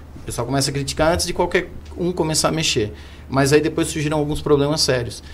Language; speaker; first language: Portuguese; non-native, fluent; German